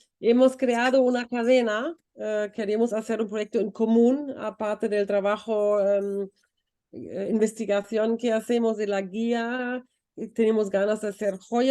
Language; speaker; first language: Spanish; non-native, fluent; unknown